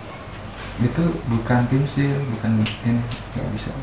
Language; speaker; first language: Indonesian; native; Indonesian